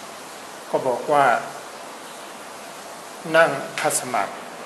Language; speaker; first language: Thai; non-native, fluent; Burmese